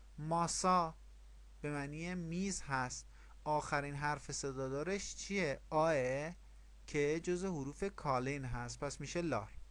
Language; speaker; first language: Persian; native; Persian